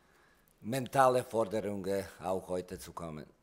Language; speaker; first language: German; non-native, learner; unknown